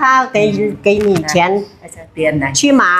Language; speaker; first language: Chinese; non-native, learner; Vietnamese